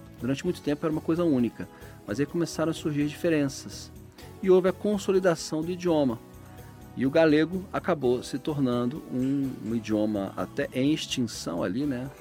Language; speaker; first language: Portuguese; native; Portuguese